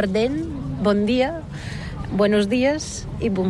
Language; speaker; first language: French; non-native, learner; Bulgarian